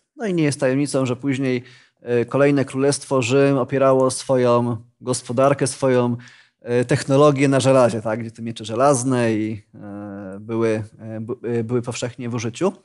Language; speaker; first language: Polish; native; Polish